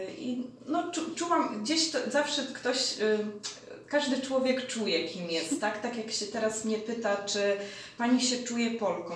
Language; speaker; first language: Polish; early bilingual, heritage; Polish